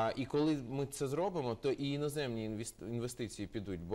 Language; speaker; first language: Ukrainian; non-native, local second language; Russian